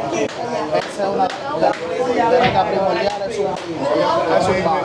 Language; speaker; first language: Spanish; native; Spanish